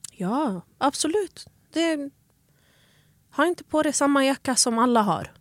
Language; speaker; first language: Swedish; early bilingual, other home language; Persian